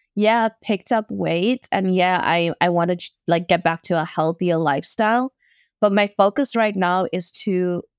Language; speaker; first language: English; native; English